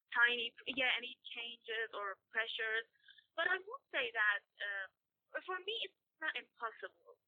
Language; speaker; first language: English; non-native, fluent; Persian